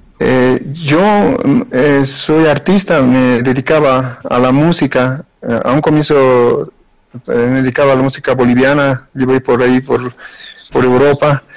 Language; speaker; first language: Spanish; native; Spanish